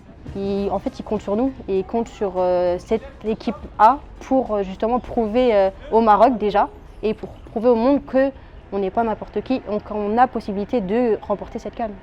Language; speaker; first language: French; early bilingual, other home language; Arabic